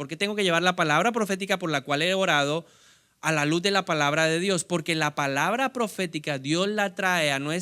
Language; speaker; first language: Spanish; native; Spanish